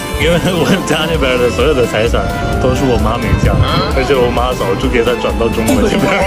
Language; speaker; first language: Chinese; early bilingual, heritage; Chinese